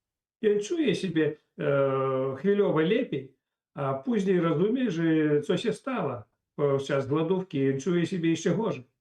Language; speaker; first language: Polish; non-native, learner; Belarusian